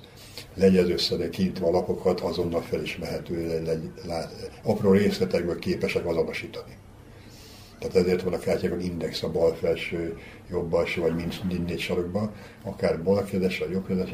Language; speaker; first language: Hungarian; native; Hungarian